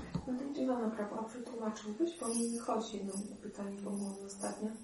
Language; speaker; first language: Polish; native; Polish